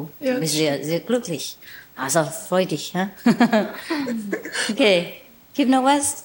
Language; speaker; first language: German; non-native, learner; Vietnamese